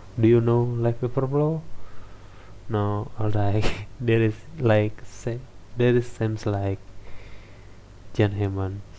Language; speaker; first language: English; non-native, learner; Indonesian